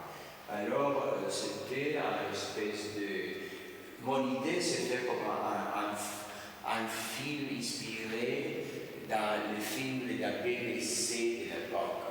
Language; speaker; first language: French; non-native, fluent; Spanish